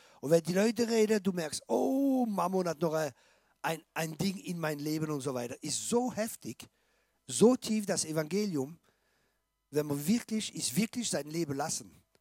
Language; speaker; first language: German; non-native, fluent; French